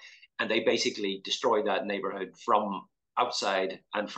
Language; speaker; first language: English; native; English